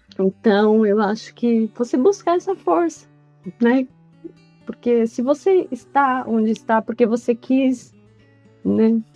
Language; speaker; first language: Portuguese; native; Portuguese